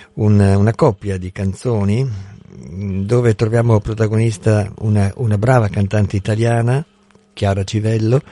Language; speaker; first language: Italian; non-native, fluent; Portuguese